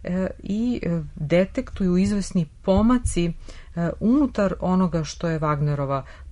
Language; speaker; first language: Serbian; native; Serbian